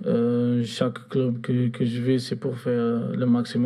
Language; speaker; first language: French; non-native, fluent; Portuguese